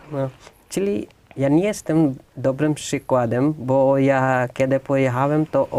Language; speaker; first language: Polish; non-native, fluent; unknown